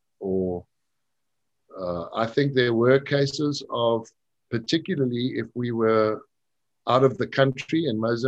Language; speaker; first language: English; native; English